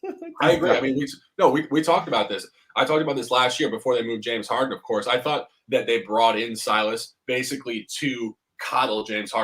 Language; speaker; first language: English; native; English